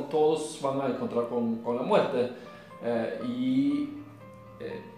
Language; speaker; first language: Spanish; non-native, learner; Norwegian